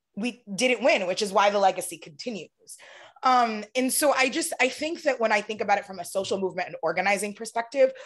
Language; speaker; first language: English; native; English